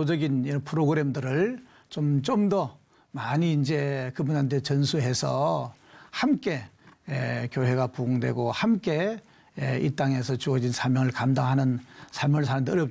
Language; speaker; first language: Korean; native; Korean